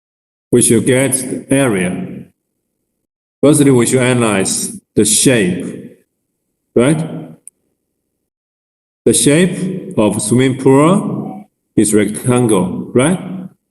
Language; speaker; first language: English; non-native, learner; Chinese